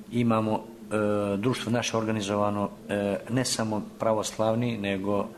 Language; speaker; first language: Serbian; early bilingual, heritage; Serbian